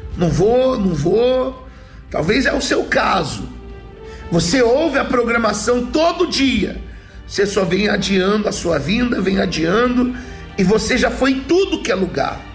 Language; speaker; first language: Portuguese; native; Portuguese